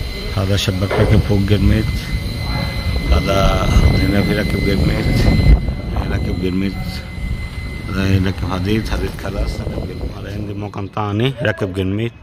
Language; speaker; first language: Arabic; non-native, learner; Bangla